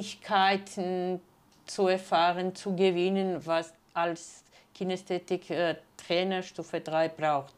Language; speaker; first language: German; non-native, fluent; Georgian